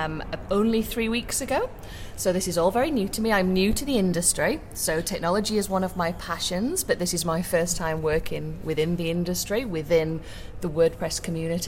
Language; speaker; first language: English; native; English